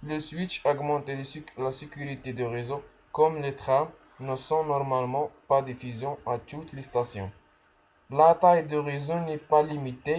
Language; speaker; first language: French; non-native, local second language; Arabic